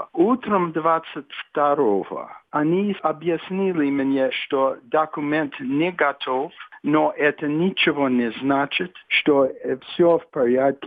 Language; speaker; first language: Russian; non-native, fluent; English